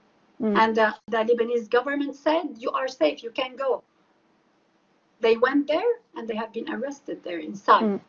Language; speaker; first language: English; non-native, fluent; Arabic